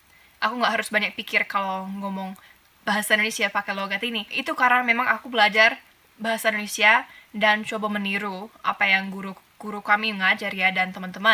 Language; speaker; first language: Indonesian; non-native, fluent; English